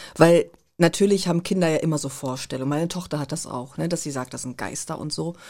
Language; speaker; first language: German; native; German